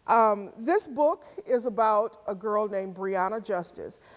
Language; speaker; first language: English; native; English